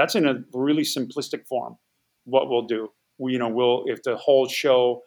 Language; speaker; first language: English; native; English